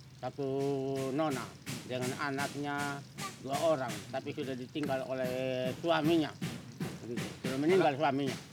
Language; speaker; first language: Indonesian; non-native, local second language; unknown